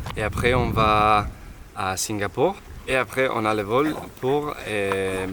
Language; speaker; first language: French; non-native, learner; Spanish